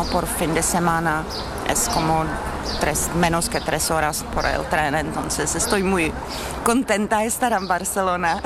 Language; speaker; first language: Spanish; non-native, fluent; Czech